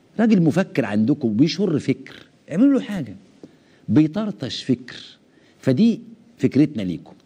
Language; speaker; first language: Arabic; native; Arabic